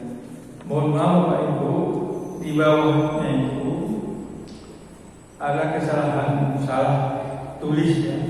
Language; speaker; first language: Indonesian; native; Indonesian